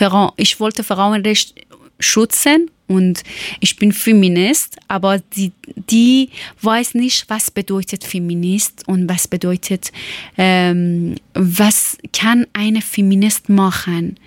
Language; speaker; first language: German; non-native, learner; Persian